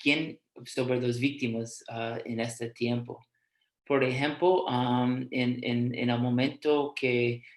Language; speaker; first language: Spanish; non-native, fluent; English